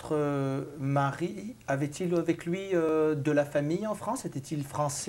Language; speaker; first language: French; native; French